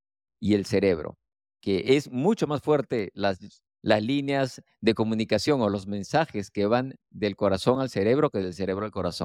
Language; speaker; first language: Spanish; native; Spanish